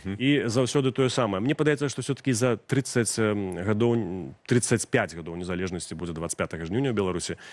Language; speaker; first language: Belarusian; non-native, local second language; Russian